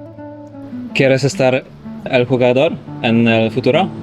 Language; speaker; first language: Spanish; non-native, learner; Polish